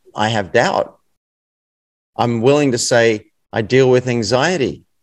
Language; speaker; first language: English; native; English